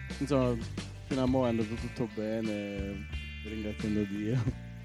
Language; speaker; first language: Italian; non-native, fluent; Albanian